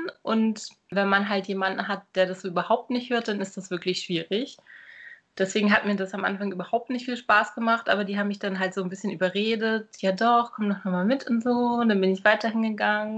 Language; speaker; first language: German; native; German